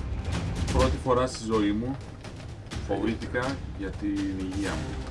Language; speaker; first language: Greek; non-native, fluent; Turkish